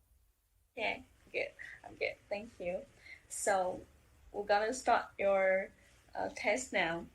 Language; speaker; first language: English; non-native, fluent; Vietnamese